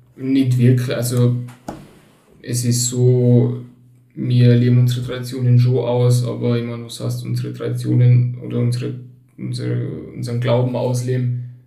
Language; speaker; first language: German; early bilingual, other home language; Turkish